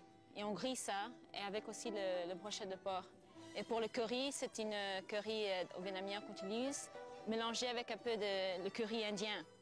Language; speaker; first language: French; non-native, fluent; Vietnamese